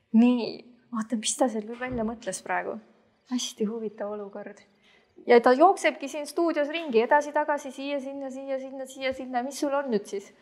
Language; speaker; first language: Estonian; native; Estonian